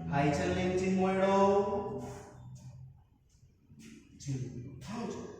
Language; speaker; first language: Vietnamese; non-native, learner; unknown